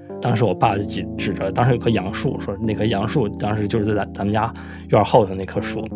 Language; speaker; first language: Chinese; native; Chinese